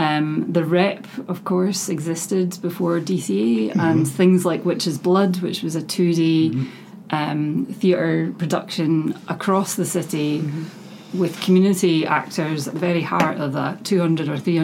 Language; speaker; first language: English; native; English